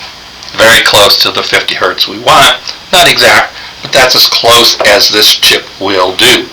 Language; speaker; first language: English; native; English